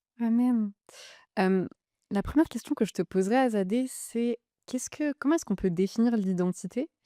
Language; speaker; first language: French; native; French